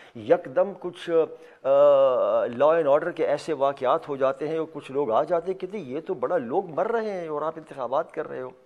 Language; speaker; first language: Urdu; non-native, local second language; Pashto